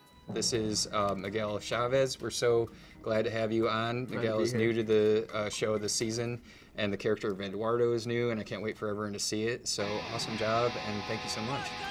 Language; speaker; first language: English; native; English